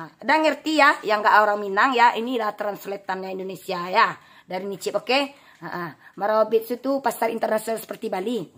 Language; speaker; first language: Malay; non-native, local second language; Minangkabau